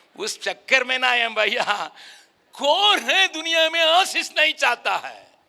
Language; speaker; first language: Hindi; non-native, local second language; Tamil